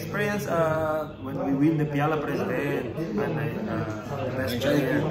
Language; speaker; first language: English; non-native, learner; Spanish